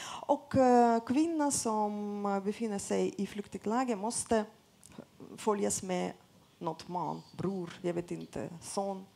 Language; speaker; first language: Swedish; non-native, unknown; Russian